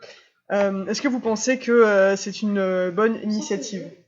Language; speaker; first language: French; native; French